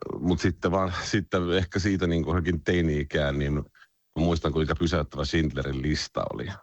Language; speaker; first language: Finnish; native; Finnish